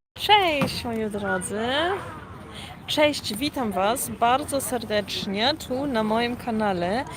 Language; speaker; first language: Polish; early bilingual, heritage; Polish